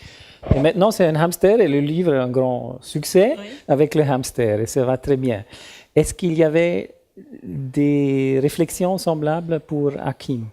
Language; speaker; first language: French; non-native, learner; German